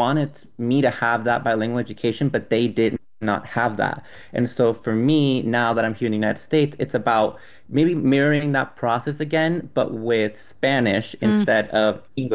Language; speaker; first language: English; non-native, fluent; Spanish